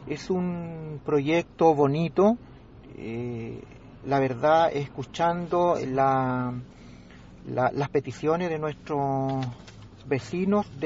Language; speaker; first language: Spanish; native; Spanish